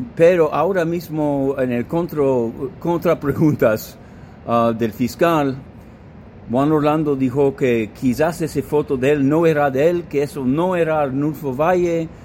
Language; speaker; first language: Spanish; non-native, fluent; English